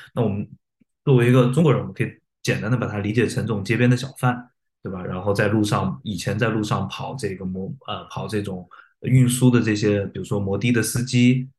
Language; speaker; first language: Chinese; native; Chinese